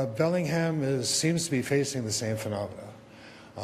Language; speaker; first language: English; native; English